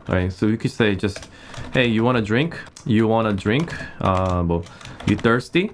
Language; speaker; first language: English; early bilingual, other home language; Korean